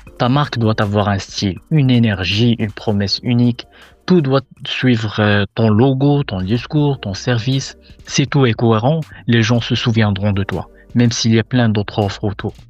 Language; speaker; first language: French; non-native, local second language; Arabic